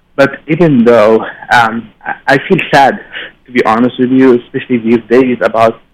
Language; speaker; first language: English; non-native, fluent; Arabic